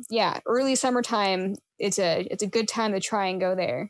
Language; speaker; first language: English; native; English